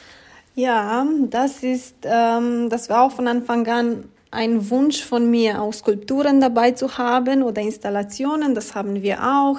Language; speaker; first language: German; non-native, fluent; Romanian